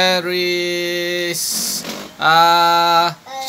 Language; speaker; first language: English; non-native, local second language; Malay